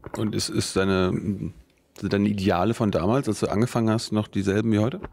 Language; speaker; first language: German; native; German